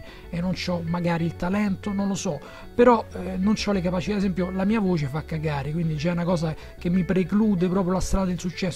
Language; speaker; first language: Italian; native; Italian